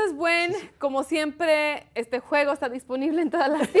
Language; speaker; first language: Spanish; early bilingual, heritage; Spanish